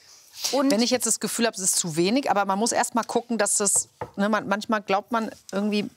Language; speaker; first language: German; native; German